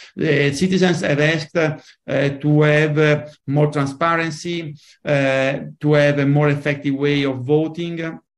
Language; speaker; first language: English; non-native, fluent; Italian